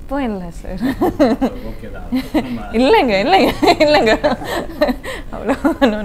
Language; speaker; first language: Tamil; non-native, learner; Kodava